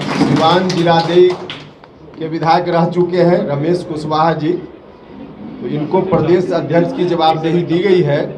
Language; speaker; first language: Hindi; native; Hindi